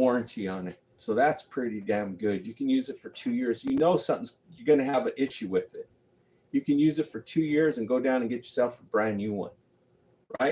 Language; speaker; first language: English; native; English